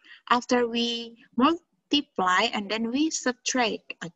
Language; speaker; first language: English; non-native, fluent; Indonesian